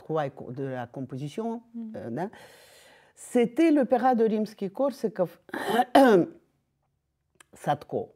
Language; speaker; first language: French; non-native, fluent; Russian